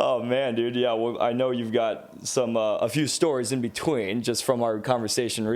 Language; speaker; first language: English; native; English